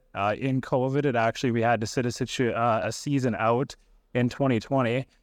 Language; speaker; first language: English; native; English